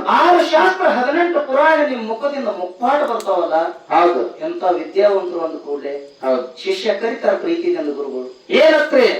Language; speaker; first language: Kannada; non-native, local second language; Lambadi